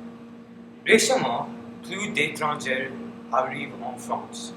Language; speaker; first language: French; non-native, learner; English